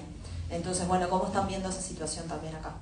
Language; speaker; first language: Spanish; native; Spanish